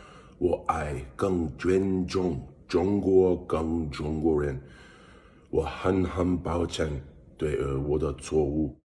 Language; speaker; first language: Chinese; non-native, learner; English